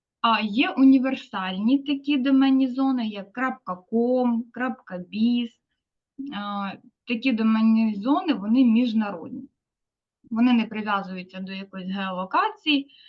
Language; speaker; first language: Ukrainian; native; Ukrainian